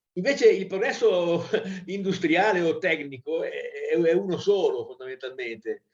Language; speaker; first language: Italian; native; Italian